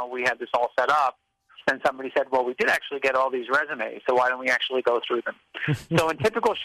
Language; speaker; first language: English; native; English